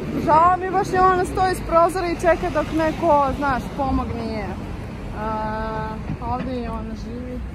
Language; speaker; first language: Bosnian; non-native, learner; Russian